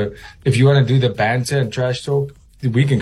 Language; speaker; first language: English; non-native, local second language; Afrikaans